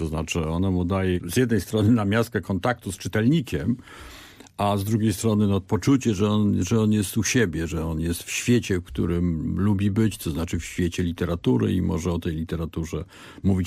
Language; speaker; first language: Polish; native; Polish